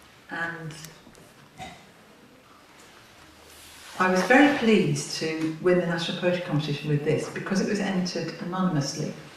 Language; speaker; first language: English; native; English